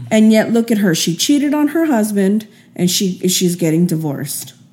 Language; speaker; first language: English; early bilingual, other home language; Spanish